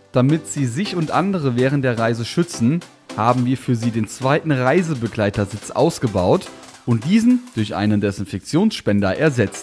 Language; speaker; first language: German; native; German